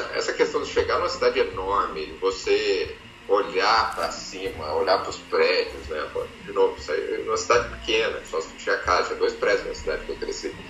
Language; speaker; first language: Portuguese; native; Portuguese